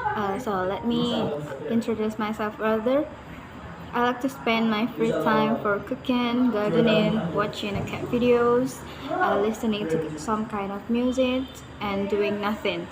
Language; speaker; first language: English; non-native, fluent; Indonesian